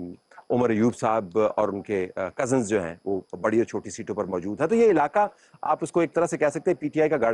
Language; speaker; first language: Urdu; native; Urdu